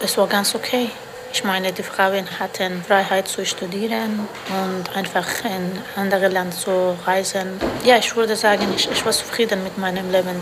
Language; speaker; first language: German; non-native, learner; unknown